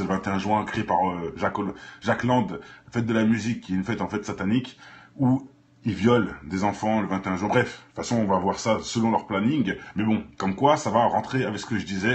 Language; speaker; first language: French; native; French